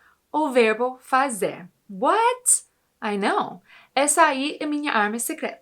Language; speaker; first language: Portuguese; non-native, fluent; English